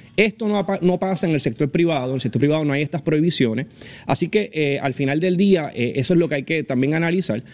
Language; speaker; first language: Spanish; native; Spanish